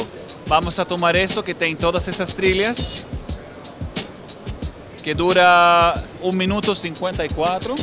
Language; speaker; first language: Portuguese; non-native, learner; Spanish